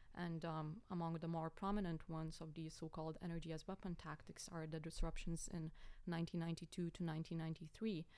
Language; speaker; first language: English; non-native, fluent; Lithuanian